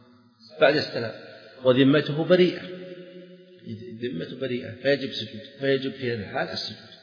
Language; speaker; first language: Arabic; native; Arabic